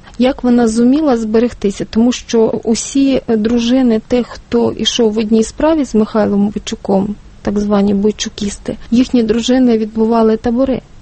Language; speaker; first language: Ukrainian; native; Ukrainian